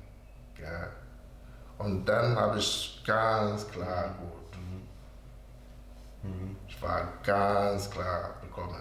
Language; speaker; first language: German; non-native, learner; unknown